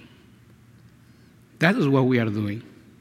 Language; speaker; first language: English; non-native, fluent; Spanish